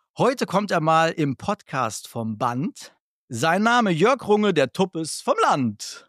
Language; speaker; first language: German; native; German